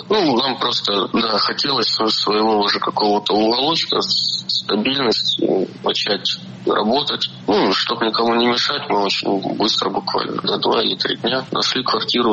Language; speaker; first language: Russian; native; Russian